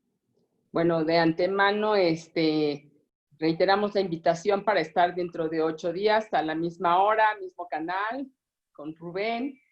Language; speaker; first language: Spanish; native; Spanish